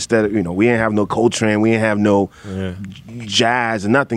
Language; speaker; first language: English; non-native, local second language; Akan